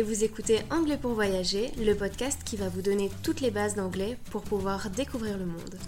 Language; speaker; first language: French; native; French